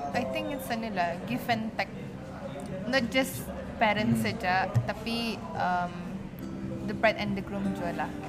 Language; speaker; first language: English; non-native, local second language; Malay